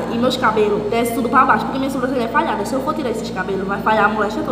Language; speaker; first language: Portuguese; native; Portuguese